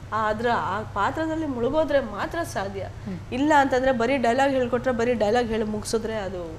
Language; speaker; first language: Kannada; native; Kannada